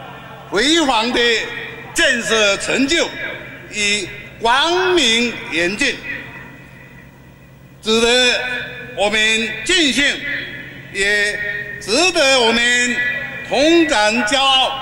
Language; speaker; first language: Chinese; non-native, local second language; Min Nan Chinese